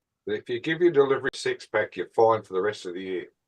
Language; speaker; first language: English; native; English